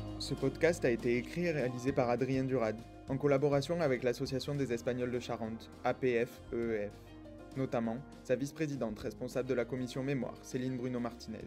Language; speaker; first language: French; native; French